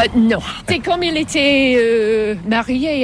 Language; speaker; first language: French; non-native, fluent; English